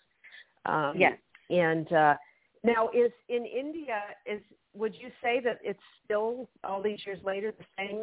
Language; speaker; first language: English; native; English